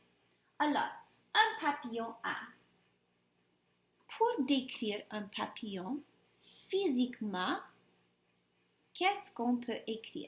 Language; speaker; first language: French; non-native, fluent; English